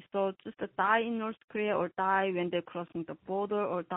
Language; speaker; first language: English; non-native, fluent; Korean